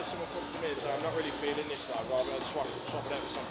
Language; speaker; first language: English; native; English